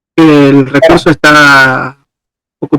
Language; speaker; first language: Spanish; native; Spanish